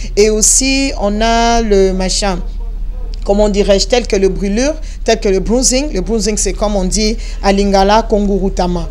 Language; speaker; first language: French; non-native, local second language; Lingala